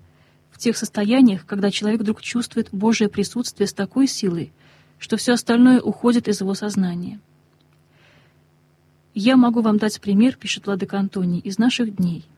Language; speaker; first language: Russian; native; Russian